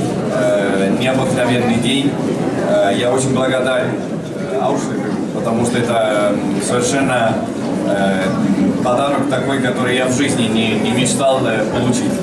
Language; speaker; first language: Russian; non-native, fluent; Italian